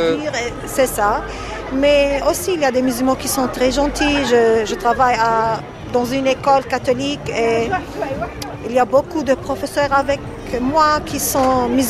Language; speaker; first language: French; non-native, fluent; Arabic